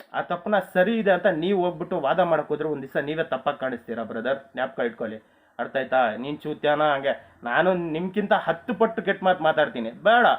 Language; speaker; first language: Kannada; non-native, local second language; Marathi